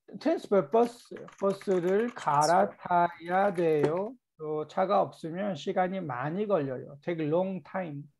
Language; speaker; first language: Korean; native; Korean